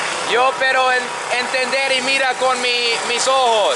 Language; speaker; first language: Spanish; non-native, learner; English